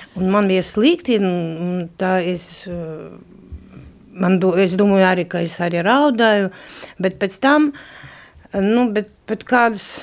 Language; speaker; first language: Latvian; non-native, local second language; Russian